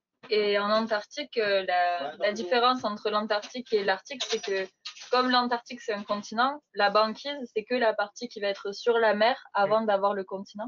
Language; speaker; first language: French; native; French